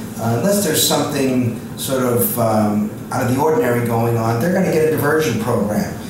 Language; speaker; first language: English; native; English